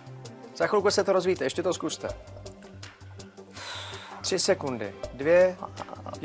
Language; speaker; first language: Czech; native; Czech